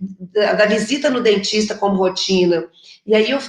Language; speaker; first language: Portuguese; native; Portuguese